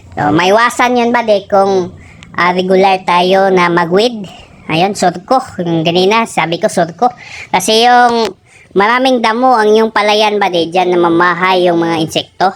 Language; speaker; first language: Filipino; native; Filipino